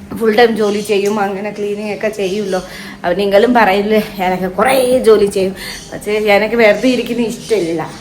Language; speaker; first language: Malayalam; non-native, learner; Nepali